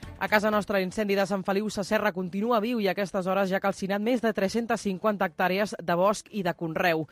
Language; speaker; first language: Catalan; native; Catalan